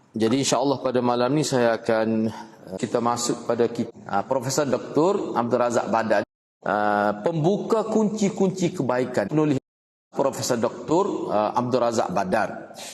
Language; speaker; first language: Malay; native; Malay